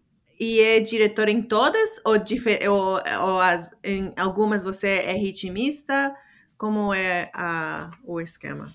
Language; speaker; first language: Portuguese; non-native, fluent; English